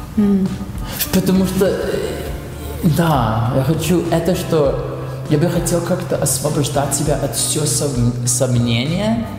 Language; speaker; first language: Russian; non-native, fluent; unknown